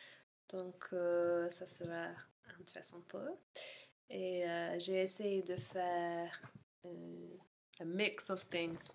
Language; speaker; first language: French; non-native, fluent; English